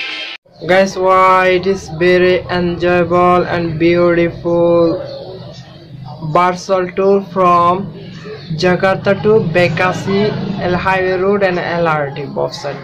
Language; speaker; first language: English; non-native, local second language; Bangla